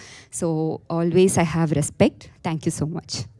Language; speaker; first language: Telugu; non-native, local second language; Tamil